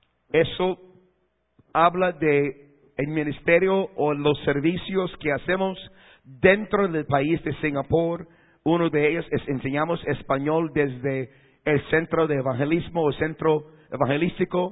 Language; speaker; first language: Spanish; non-native, fluent; English